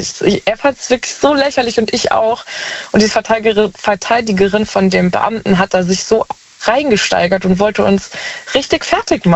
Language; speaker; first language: German; native; German